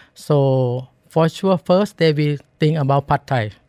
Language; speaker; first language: English; non-native, learner; Thai